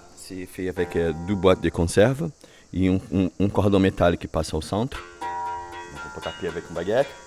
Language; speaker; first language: French; non-native, fluent; Portuguese